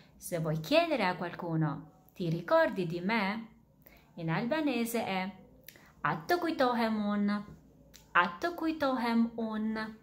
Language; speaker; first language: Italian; non-native, fluent; Albanian